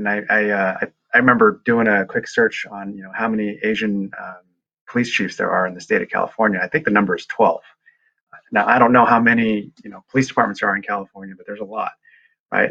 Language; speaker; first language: English; early bilingual, other home language; Chinese